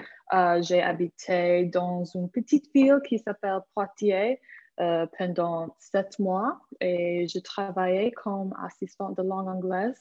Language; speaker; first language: French; non-native, fluent; English